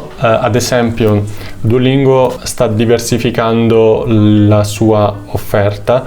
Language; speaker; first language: Italian; native; Italian